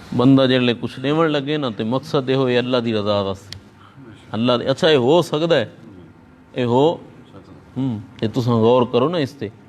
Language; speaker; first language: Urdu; non-native, local second language; Punjabi